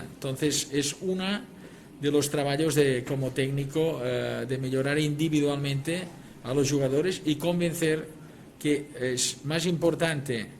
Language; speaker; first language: Spanish; non-native, local second language; Catalan